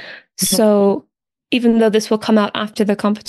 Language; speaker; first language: English; native; English